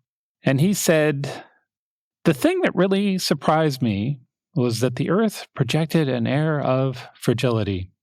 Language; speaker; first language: English; native; English